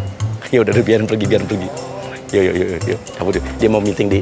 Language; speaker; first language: Indonesian; native; Indonesian